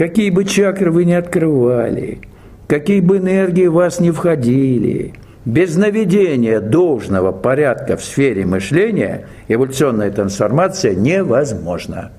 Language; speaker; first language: Russian; native; Russian